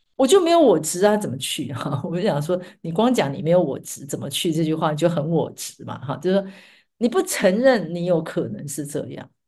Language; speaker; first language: Chinese; native; Chinese